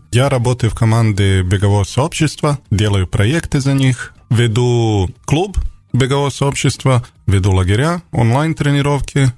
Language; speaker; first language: Russian; non-native, fluent; Serbian